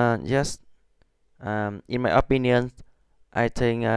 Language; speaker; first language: English; non-native, learner; Vietnamese